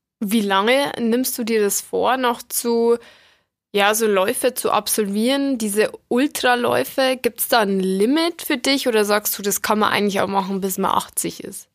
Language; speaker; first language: German; native; German